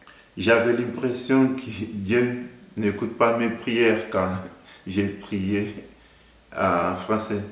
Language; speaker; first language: French; non-native, fluent; Portuguese